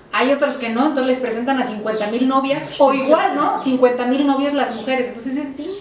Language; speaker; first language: Spanish; native; Spanish